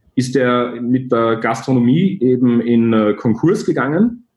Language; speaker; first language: German; native; German